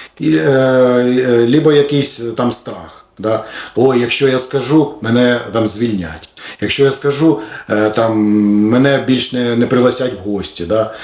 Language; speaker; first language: Ukrainian; non-native, local second language; Russian